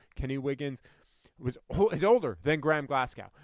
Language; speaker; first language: English; native; English